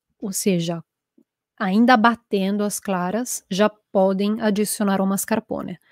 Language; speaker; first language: Portuguese; non-native, fluent; Italian